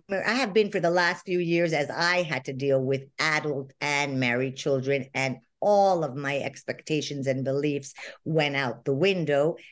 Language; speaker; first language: English; non-native, fluent; Spanish